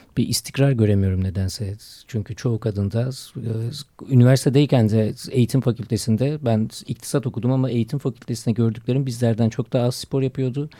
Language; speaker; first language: Turkish; native; Turkish